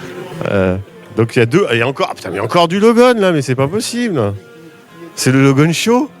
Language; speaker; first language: French; native; French